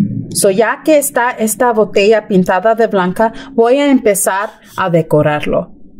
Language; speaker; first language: Spanish; early bilingual, heritage; Spanish